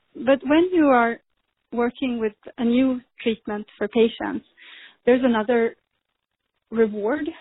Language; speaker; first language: English; non-native, fluent; Swedish